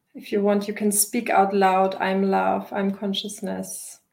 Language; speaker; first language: English; non-native, fluent; German